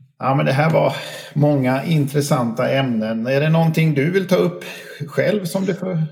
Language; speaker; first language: Swedish; native; Swedish